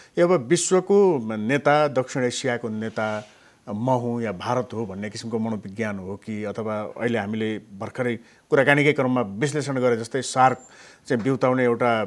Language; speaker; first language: Nepali; native; Nepali